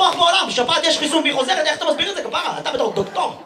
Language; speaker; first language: Hebrew; native; Hebrew